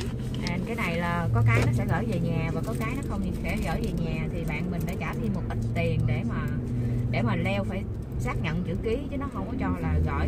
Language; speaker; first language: Vietnamese; native; Vietnamese